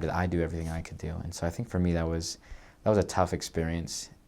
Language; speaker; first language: English; native; English